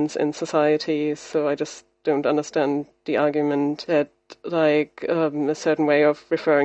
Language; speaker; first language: English; non-native, fluent; German